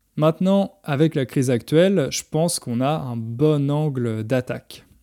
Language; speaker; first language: French; native; French